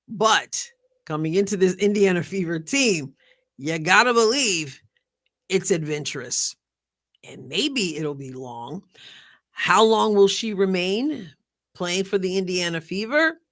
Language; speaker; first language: English; native; English